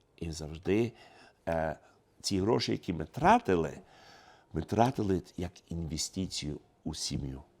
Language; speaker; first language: Ukrainian; early bilingual, heritage; Ukrainian